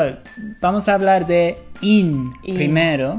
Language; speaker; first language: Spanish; non-native, fluent; English